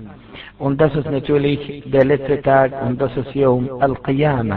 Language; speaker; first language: German; non-native, fluent; Arabic